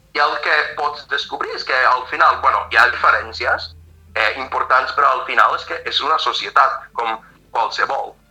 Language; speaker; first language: Catalan; non-native, fluent; English